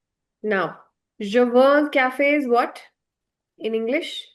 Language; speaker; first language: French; non-native, fluent; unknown